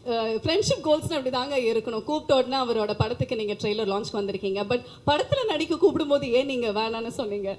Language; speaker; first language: Tamil; native; Tamil